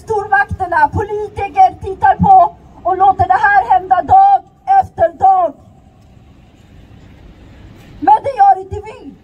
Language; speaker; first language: Swedish; early bilingual, other home language; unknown